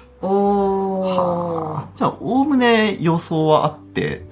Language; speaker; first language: Japanese; native; Japanese